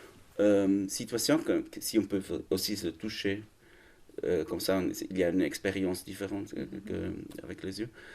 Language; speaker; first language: French; non-native, learner; German